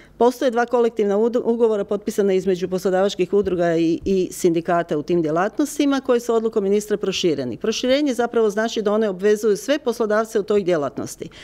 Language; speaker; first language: Croatian; native; Croatian